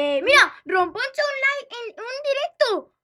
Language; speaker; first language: Spanish; native; Spanish